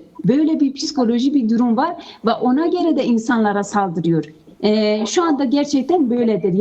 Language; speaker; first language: Turkish; non-native, fluent; Kurdish